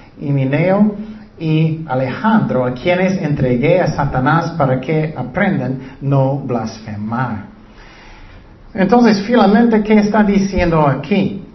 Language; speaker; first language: Spanish; non-native, learner; English